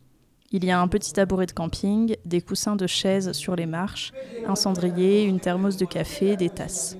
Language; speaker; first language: French; native; French